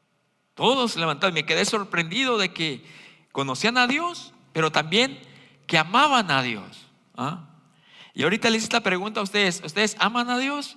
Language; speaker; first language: Spanish; native; Spanish